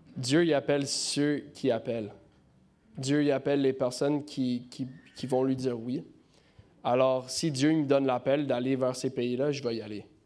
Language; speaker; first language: French; non-native, local second language; English